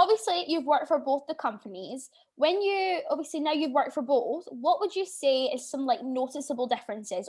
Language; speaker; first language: English; native; English